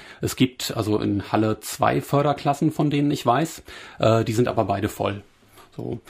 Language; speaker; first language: German; native; German